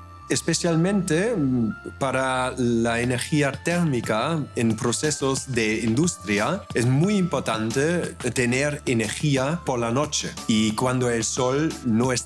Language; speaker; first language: Spanish; non-native, fluent; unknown